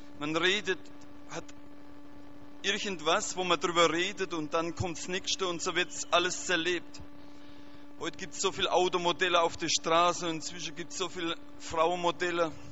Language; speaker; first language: German; native; German